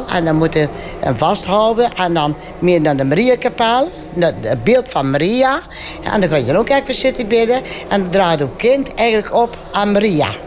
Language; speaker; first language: Dutch; native; Dutch